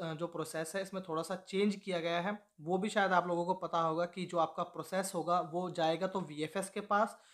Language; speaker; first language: Hindi; native; Hindi